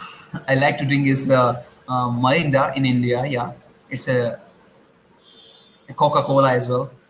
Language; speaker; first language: English; non-native, learner; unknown